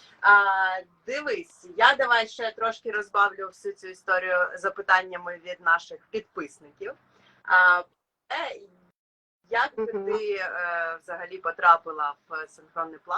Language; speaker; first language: Ukrainian; native; Ukrainian